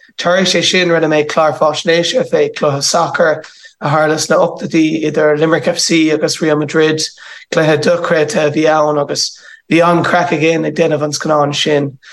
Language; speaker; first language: Irish; native; Irish